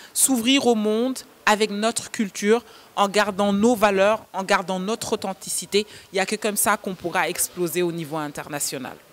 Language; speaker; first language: French; non-native, local second language; Wolof